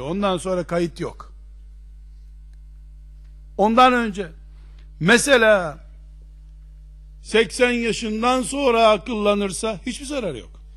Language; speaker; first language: Turkish; native; Turkish